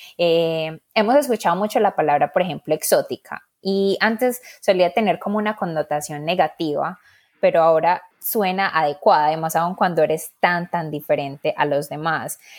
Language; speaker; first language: Spanish; native; Spanish